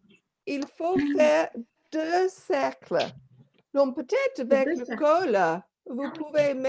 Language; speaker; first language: French; non-native, fluent; English